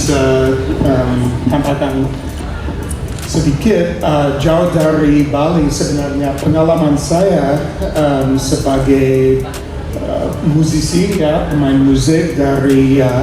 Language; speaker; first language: Indonesian; non-native, fluent; English